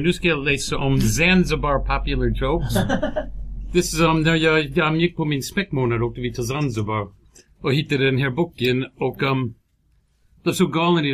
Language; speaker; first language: Swedish; non-native, fluent; English